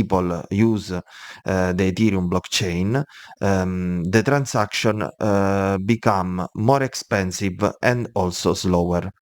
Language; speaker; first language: English; non-native, fluent; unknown